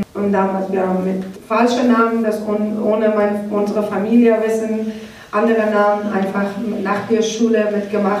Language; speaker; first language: German; non-native, learner; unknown